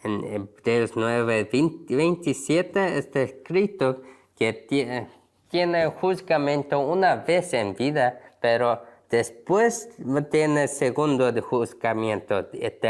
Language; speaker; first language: Spanish; non-native, learner; Korean